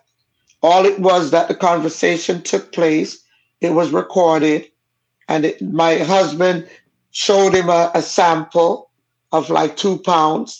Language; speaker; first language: English; non-native, local second language; Jamaican Creole English